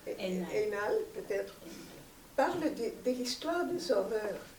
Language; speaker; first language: French; non-native, fluent; Spanish